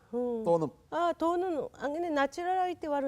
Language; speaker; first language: Malayalam; non-native, learner; Japanese